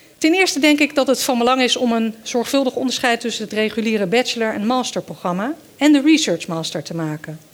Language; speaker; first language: Dutch; early bilingual, other home language; Danish